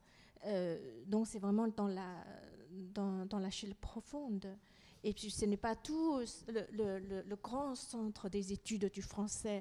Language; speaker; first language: French; non-native, fluent; Chinese